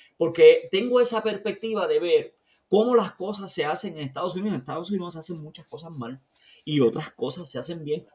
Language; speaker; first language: Spanish; native; Spanish